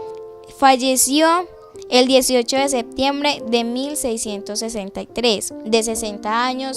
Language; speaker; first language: Spanish; native; Spanish